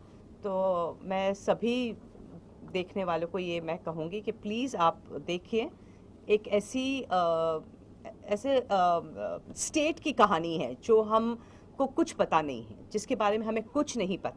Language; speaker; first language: Hindi; native; Hindi